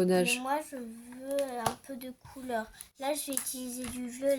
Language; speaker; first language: French; native; French